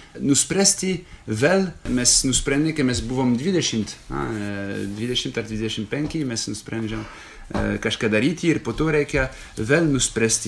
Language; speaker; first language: Lithuanian; non-native, fluent; French